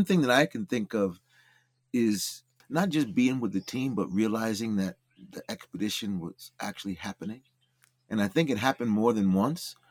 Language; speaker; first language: English; native; English